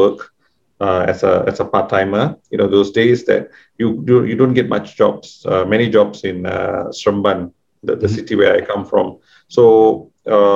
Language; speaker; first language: English; non-native, local second language; Tamil